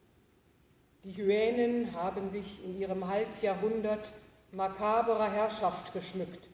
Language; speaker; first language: German; native; German